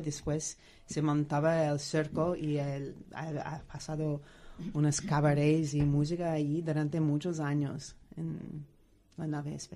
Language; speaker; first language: Spanish; non-native, fluent; English